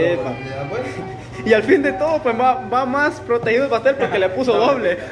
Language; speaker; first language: Spanish; native; Spanish